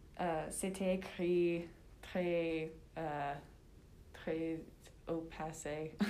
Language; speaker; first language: French; non-native, learner; English